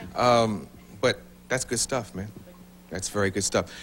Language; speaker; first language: English; native; English